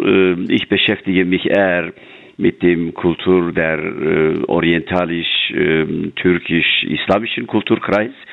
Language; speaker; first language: German; non-native, fluent; Turkish